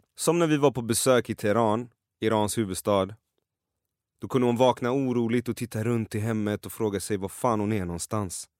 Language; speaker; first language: Swedish; early bilingual, other home language; Persian